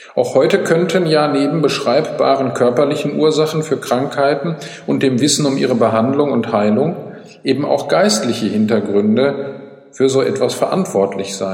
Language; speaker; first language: German; native; German